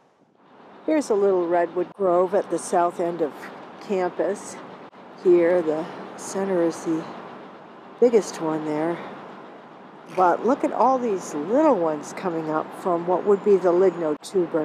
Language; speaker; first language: English; native; English